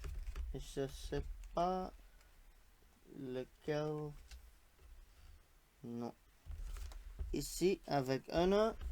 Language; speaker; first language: French; non-native, local second language; Dutch